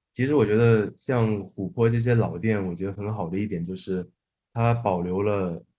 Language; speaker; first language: Chinese; non-native, fluent; Japanese